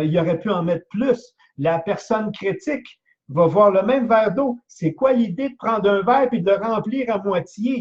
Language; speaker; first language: French; native; French